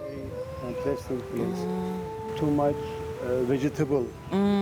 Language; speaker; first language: English; non-native, learner; Turkish